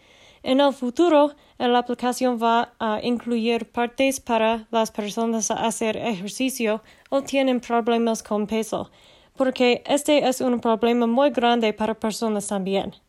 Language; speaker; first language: Spanish; non-native, learner; English